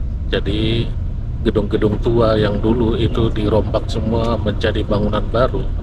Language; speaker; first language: Indonesian; native; Indonesian